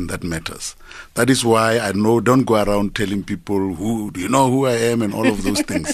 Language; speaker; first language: English; non-native, local second language; Northern Sotho